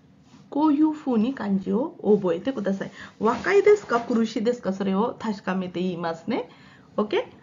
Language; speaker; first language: Japanese; non-native, fluent; Hindi